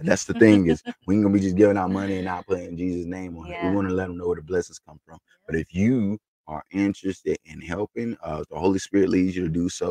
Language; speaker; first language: English; native; English